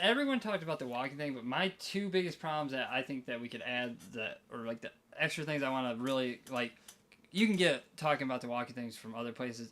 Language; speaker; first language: English; native; English